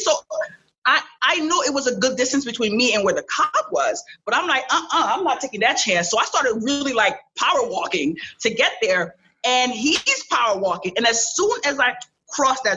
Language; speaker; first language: English; early bilingual, other home language; Haitian Creole